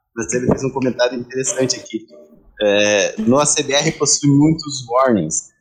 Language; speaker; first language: Portuguese; native; Portuguese